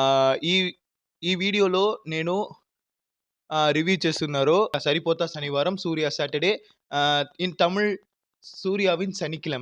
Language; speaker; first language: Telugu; non-native, learner; Tamil